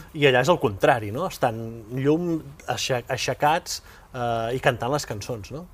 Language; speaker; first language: Catalan; native; Catalan